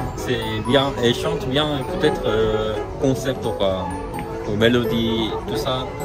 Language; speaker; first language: French; non-native, learner; Korean